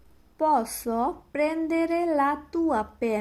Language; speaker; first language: Italian; non-native, fluent; Bangla